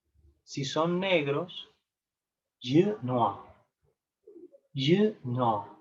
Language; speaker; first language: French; non-native, learner; Spanish